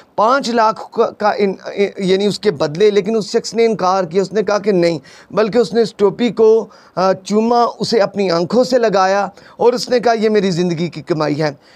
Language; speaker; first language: Urdu; non-native, local second language; Punjabi